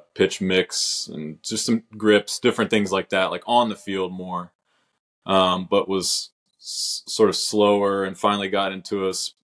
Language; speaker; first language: English; native; English